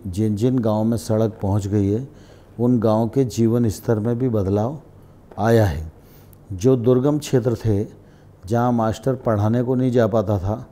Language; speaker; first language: Hindi; native; Hindi